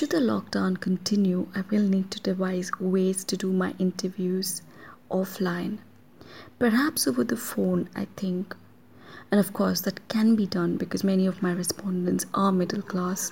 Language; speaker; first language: English; non-native, local second language; Kannada